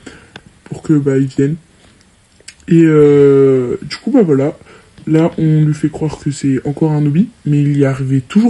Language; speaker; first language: French; native; French